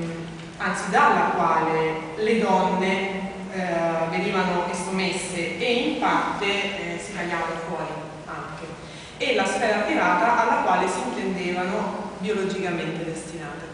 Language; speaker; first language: Italian; native; Italian